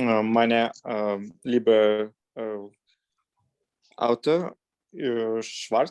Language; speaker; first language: German; non-native, learner; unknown